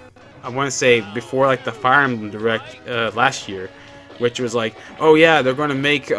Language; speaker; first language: English; native; English